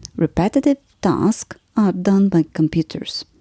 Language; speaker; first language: English; non-native, fluent; Polish